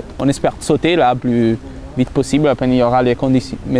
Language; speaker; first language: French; non-native, fluent; Italian